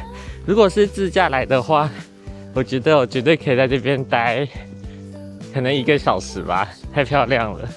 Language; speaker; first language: Chinese; native; Chinese